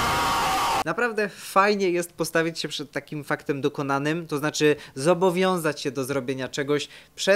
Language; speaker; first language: Polish; native; Polish